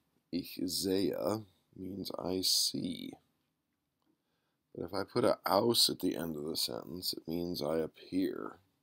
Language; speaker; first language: English; native; English